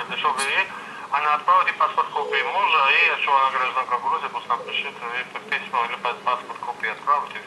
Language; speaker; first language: Russian; native; Russian